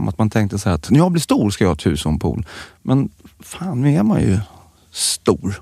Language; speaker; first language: Swedish; native; Swedish